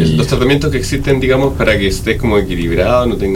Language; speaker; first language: Spanish; native; Spanish